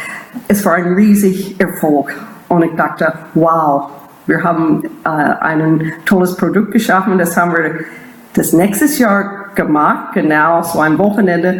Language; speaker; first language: German; non-native, fluent; English